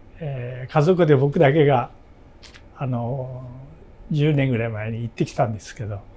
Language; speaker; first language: Japanese; early bilingual, other home language; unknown